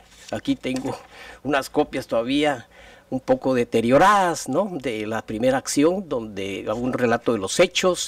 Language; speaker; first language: Spanish; native; Spanish